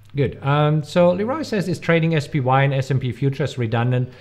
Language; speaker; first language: English; non-native, fluent; German